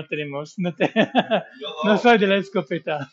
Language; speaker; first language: Spanish; non-native, fluent; English